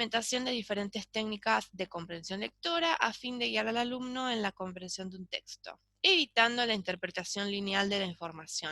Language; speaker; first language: Spanish; native; Spanish